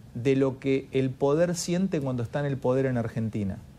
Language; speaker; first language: Spanish; native; Spanish